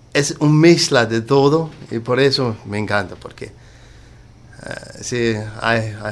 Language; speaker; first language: Spanish; non-native, learner; Danish